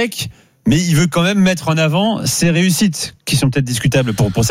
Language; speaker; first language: French; native; French